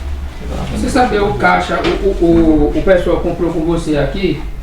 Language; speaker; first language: Portuguese; non-native, learner; Haitian Creole